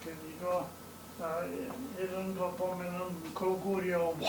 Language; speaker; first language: Korean; non-native, learner; English